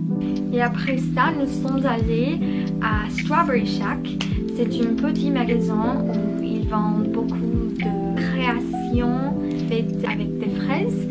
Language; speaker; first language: French; non-native, learner; Spanish